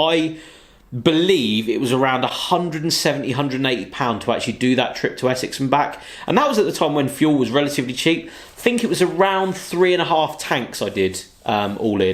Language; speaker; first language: English; native; English